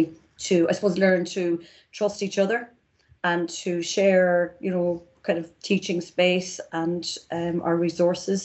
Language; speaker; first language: English; native; English